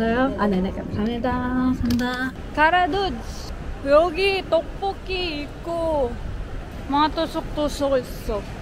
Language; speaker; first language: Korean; non-native, learner; Filipino